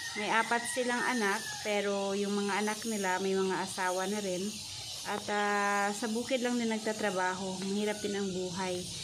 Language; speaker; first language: Filipino; non-native, local second language; Cebuano